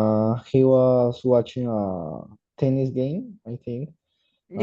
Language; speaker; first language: English; non-native, learner; Spanish